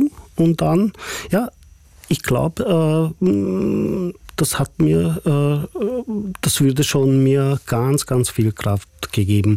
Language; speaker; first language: German; non-native, fluent; Hungarian